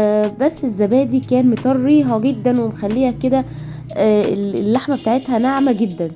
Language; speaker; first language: Arabic; native; Arabic